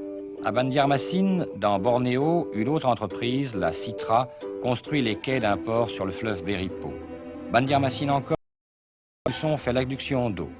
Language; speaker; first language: French; native; French